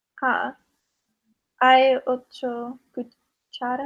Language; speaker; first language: Spanish; non-native, learner; English